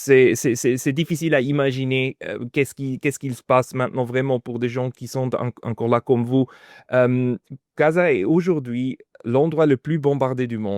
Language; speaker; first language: French; non-native, fluent; German